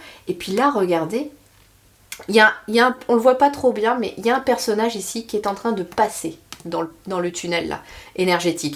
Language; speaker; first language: French; native; French